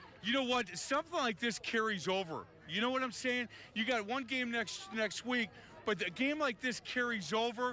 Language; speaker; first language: English; native; English